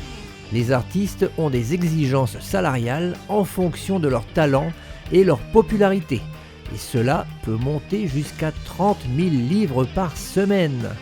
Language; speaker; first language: French; native; French